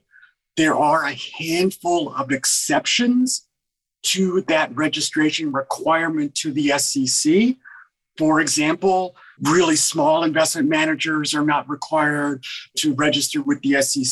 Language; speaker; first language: English; native; English